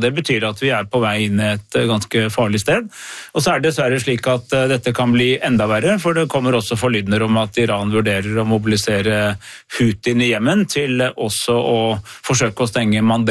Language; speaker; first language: Norwegian; native; Norwegian